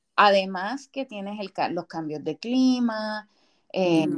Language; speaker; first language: Spanish; native; Spanish